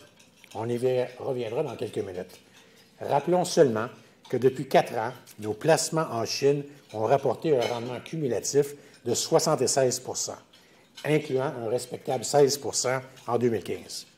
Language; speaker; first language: French; native; French